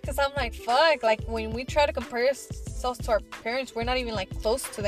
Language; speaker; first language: English; early bilingual, other home language; Spanish